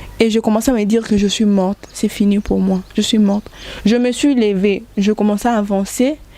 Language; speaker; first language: French; non-native, local second language; Lingala